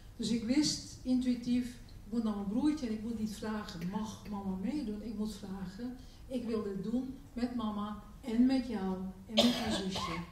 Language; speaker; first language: Dutch; early bilingual, other home language; Turkish